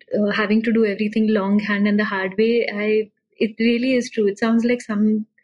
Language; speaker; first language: English; non-native, local second language; Marathi